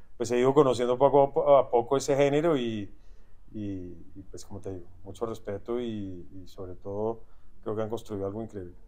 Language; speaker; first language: Spanish; native; Spanish